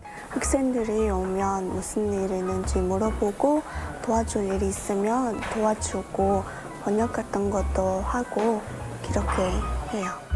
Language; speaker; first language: Korean; non-native, fluent; Mongolian